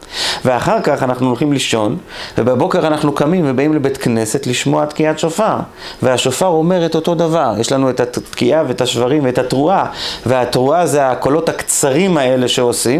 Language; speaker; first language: Hebrew; native; Hebrew